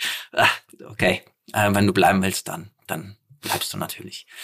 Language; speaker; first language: German; early bilingual, other home language; Polish